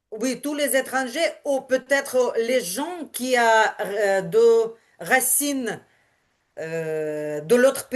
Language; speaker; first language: French; non-native, learner; Ukrainian